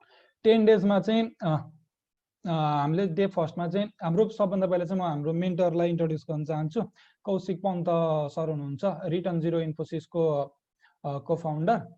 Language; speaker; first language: Nepali; native; Nepali